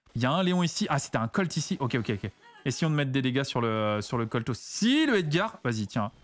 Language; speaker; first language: French; native; French